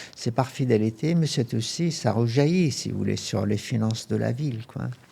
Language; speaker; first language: French; non-native, fluent; Arabic